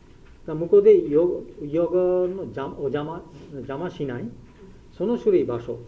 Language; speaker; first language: Japanese; non-native, learner; Bangla